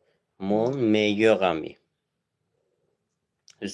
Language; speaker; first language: French; non-native, fluent; Azerbaijani